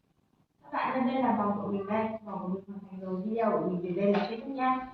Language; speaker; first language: Vietnamese; native; Vietnamese